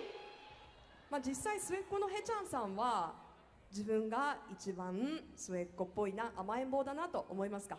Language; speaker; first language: Japanese; native; Japanese